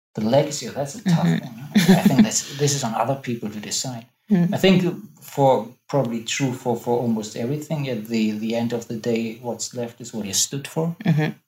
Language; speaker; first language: English; non-native, fluent; German